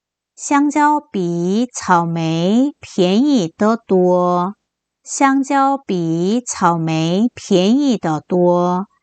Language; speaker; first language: Chinese; non-native, fluent; Korean